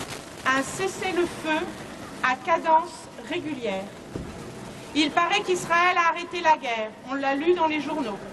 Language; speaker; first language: French; native; French